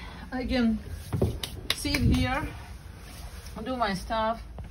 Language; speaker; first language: English; non-native, learner; Ukrainian